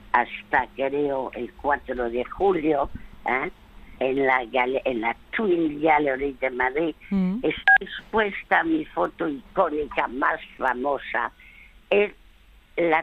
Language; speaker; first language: Spanish; early bilingual, other home language; French